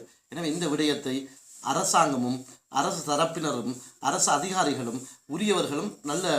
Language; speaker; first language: Tamil; native; Tamil